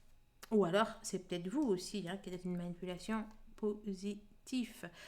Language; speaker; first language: French; native; French